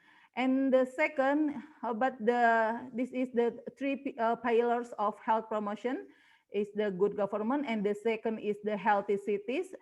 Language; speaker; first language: English; non-native, learner; Indonesian